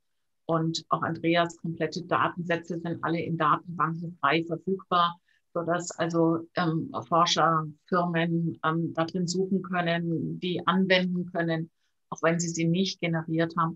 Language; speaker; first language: German; native; German